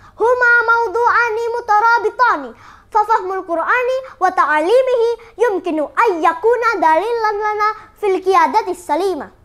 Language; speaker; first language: Arabic; non-native, learner; Indonesian